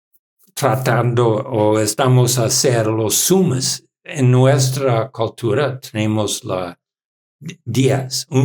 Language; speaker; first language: Spanish; non-native, learner; English